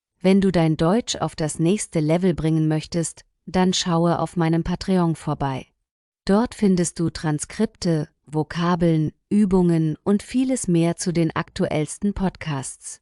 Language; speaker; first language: German; native; German